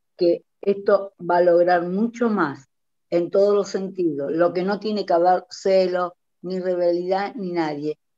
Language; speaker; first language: Spanish; non-native, fluent; Italian